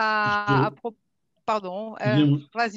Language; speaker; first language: French; non-native, fluent; Portuguese